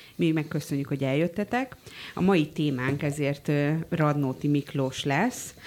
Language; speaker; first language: Hungarian; native; Hungarian